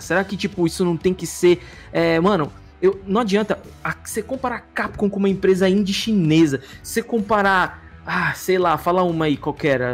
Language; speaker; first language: Portuguese; native; Portuguese